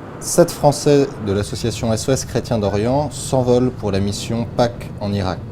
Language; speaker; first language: French; native; French